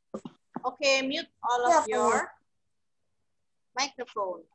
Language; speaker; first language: English; non-native, fluent; Indonesian